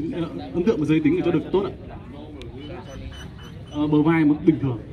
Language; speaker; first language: Vietnamese; native; Vietnamese